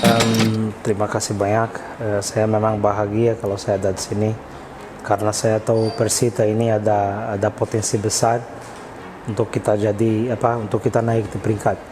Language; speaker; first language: Indonesian; non-native, fluent; Portuguese